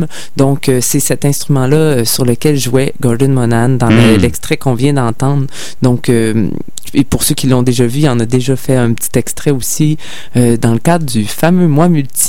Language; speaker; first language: French; native; French